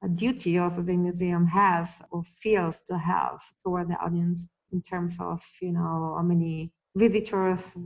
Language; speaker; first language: English; non-native, fluent; Italian